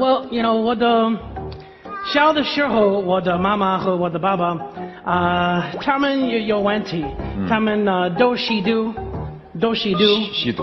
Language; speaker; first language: Chinese; non-native, learner; English